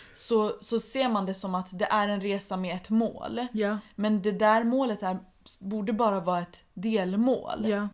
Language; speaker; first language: Swedish; early bilingual, other home language; Persian